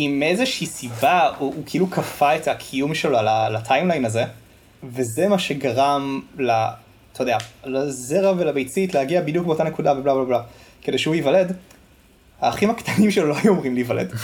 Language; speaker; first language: Hebrew; native; Hebrew